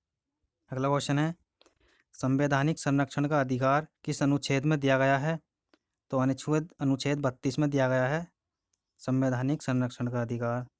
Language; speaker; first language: Hindi; native; Hindi